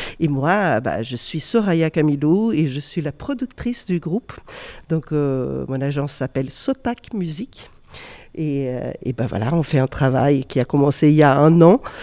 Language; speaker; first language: French; non-native, fluent; Portuguese